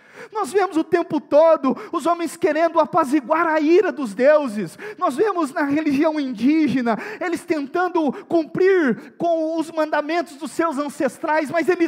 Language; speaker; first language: Portuguese; native; Portuguese